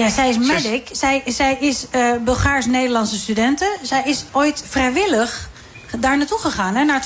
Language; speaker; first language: Dutch; native; Dutch